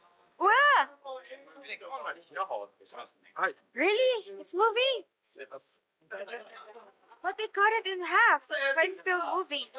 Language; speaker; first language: English; non-native, local second language; Filipino